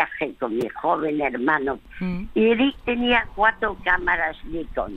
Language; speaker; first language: Spanish; early bilingual, other home language; French